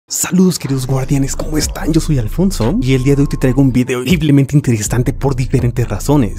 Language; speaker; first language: Spanish; native; Spanish